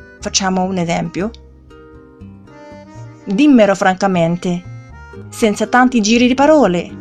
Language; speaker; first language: Italian; non-native, fluent; Chinese